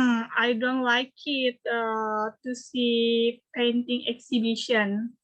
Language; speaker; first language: English; non-native, learner; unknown